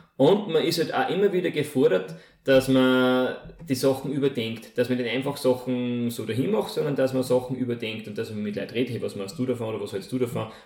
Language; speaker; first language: German; native; German